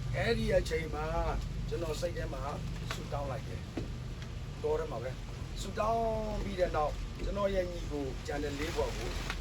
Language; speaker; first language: Burmese; non-native, local second language; S'gaw Karen